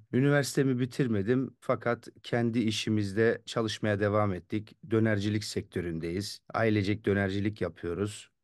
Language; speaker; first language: Turkish; early bilingual, heritage; Turkish